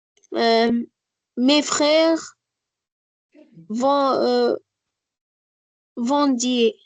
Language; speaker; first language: French; non-native, learner; Arabic